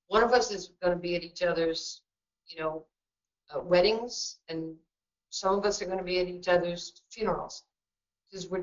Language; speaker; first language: English; native; English